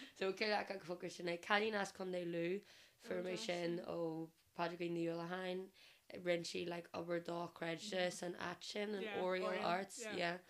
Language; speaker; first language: Irish; non-native, local second language; English